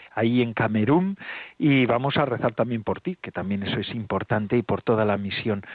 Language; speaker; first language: Spanish; native; Spanish